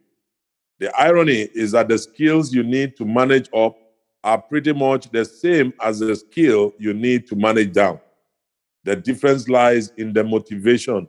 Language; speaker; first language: English; non-native, local second language; Ibibio